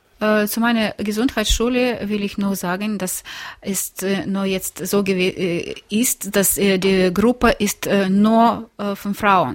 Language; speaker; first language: German; non-native, learner; Russian